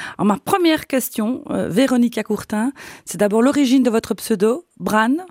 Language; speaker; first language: French; native; French